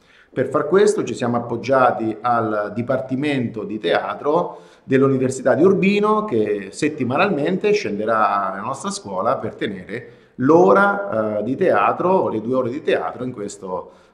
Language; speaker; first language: Italian; native; Italian